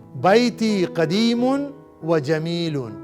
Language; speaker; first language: Arabic; non-native, fluent; Hindi